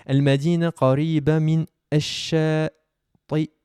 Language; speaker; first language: Arabic; non-native, learner; French